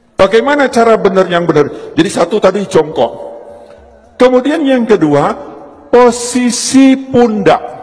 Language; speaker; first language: Indonesian; non-native, local second language; Javanese